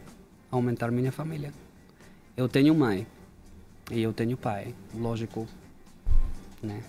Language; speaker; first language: Portuguese; non-native, fluent; Hebrew